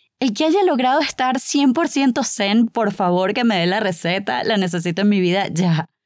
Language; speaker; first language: Spanish; native; Spanish